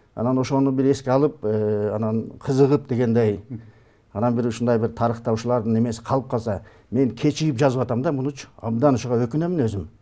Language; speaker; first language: Kyrgyz; native; Kyrgyz